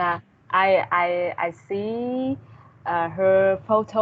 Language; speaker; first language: English; non-native, learner; Vietnamese